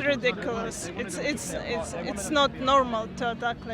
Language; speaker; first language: English; non-native, learner; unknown